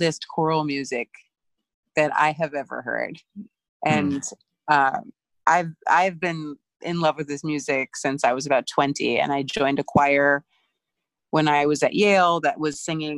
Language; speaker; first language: English; native; English